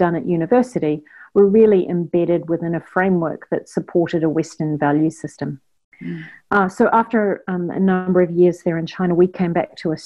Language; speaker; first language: English; native; English